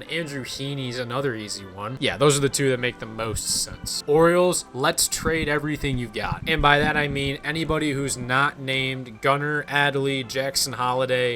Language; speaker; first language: English; native; English